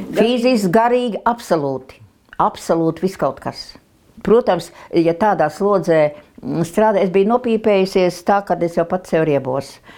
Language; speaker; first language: Latvian; native; Latvian